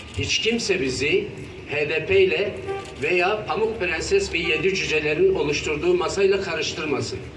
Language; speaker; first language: Turkish; native; Turkish